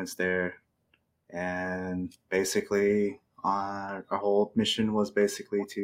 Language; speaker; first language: English; native; English